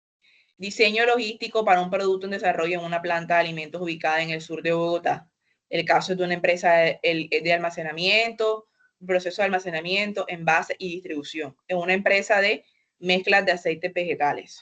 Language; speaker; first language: Spanish; native; Spanish